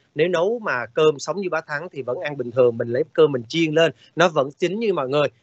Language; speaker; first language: Vietnamese; native; Vietnamese